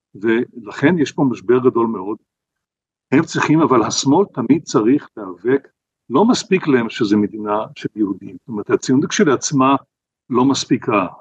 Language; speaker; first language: Hebrew; native; Hebrew